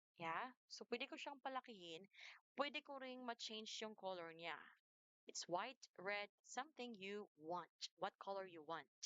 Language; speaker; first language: Filipino; non-native, local second language; Cebuano